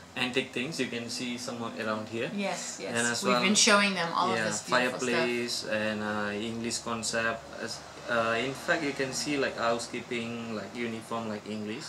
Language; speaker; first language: English; non-native, local second language; Tamil